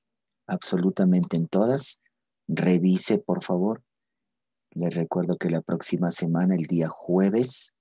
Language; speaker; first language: Spanish; native; Spanish